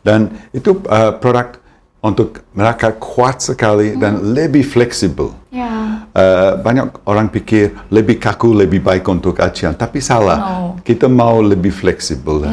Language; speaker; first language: Indonesian; non-native, fluent; English